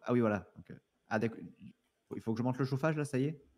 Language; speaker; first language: French; native; French